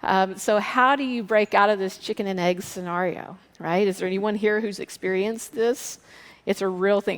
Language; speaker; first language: English; native; English